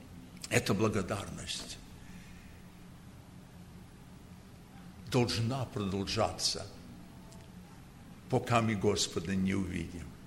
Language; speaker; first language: Russian; early bilingual, heritage; Russian